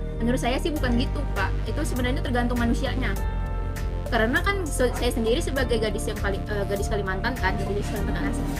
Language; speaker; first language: Indonesian; native; Indonesian